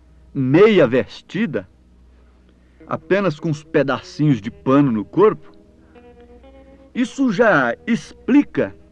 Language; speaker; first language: Portuguese; native; Portuguese